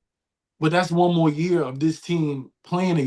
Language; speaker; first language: English; native; English